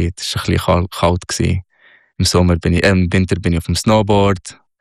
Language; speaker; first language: German; non-native, fluent; Arabic